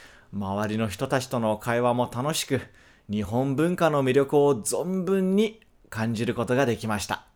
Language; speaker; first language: Japanese; non-native, fluent; Portuguese